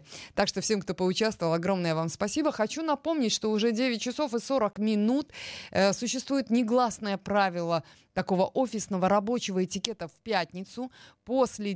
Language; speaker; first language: Russian; native; Russian